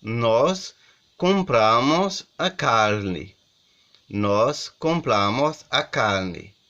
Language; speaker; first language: Portuguese; non-native, learner; Haitian Creole